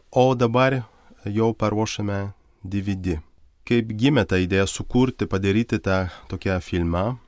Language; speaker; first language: Lithuanian; non-native, local second language; Polish